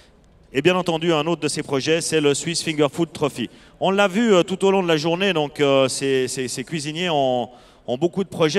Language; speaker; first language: French; native; French